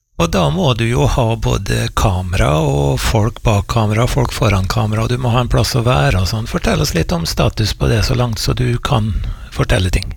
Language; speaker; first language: Norwegian; native; Norwegian